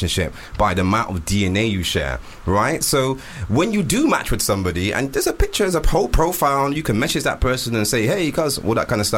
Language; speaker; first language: English; native; English